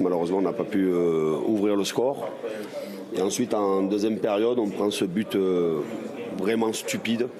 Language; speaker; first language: French; native; French